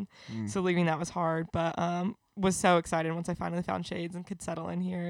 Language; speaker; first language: English; native; English